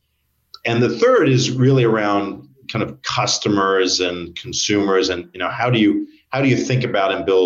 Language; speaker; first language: English; native; English